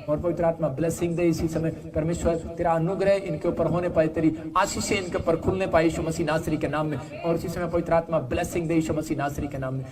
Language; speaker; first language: Hindi; non-native, local second language; Punjabi